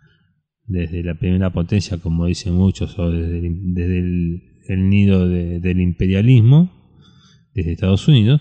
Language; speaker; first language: Spanish; native; Spanish